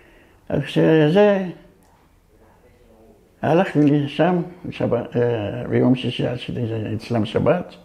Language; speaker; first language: Hebrew; early bilingual, other home language; Arabic